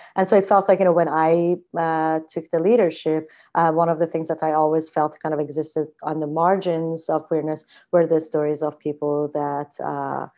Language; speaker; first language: English; non-native, fluent; Persian